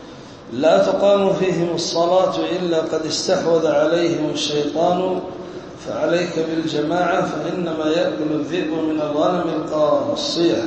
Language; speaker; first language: Arabic; native; Arabic